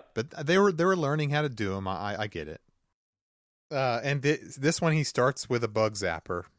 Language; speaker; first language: English; native; English